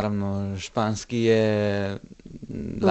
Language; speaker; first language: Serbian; non-native, learner; Italian